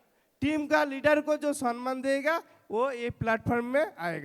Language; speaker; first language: Hindi; non-native, local second language; Bangla